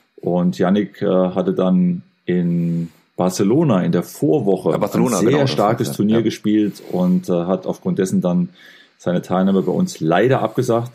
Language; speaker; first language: German; native; German